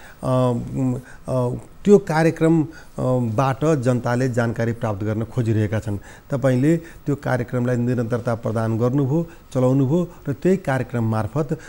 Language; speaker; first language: Nepali; non-native, local second language; Maithili